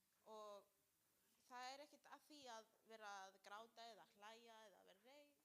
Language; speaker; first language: Icelandic; non-native, learner; Spanish